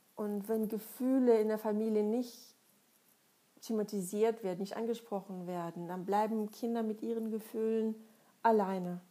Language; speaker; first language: German; non-native, fluent; Russian